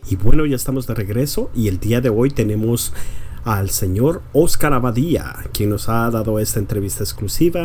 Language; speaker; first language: Spanish; early bilingual, heritage; Spanish